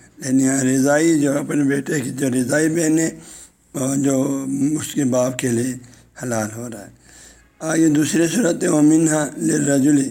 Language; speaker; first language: Urdu; non-native, local second language; Balti